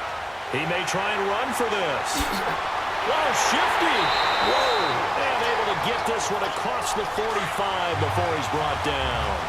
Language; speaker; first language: English; native; English